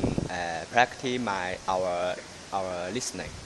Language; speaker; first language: English; non-native, learner; Chinese